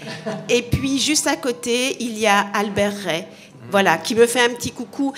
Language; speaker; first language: French; native; French